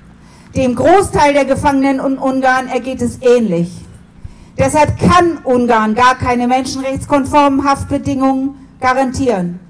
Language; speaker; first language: German; native; German